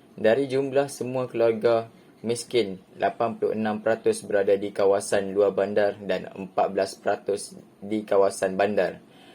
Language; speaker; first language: Malay; native; Malay